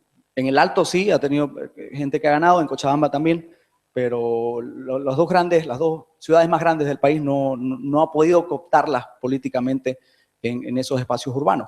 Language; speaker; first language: Spanish; native; Spanish